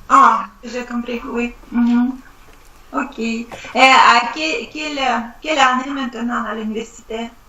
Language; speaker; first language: French; non-native, learner; Russian